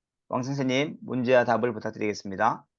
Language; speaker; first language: Korean; native; Korean